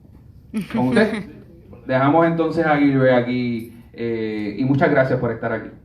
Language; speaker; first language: Spanish; native; Spanish